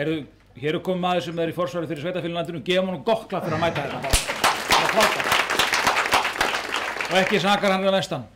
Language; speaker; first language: Icelandic; native; Icelandic